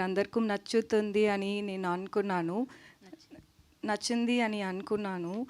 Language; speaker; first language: Telugu; non-native, learner; Tamil